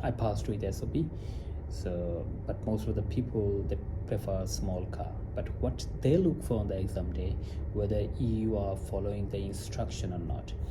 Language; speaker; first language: English; non-native, local second language; Sylheti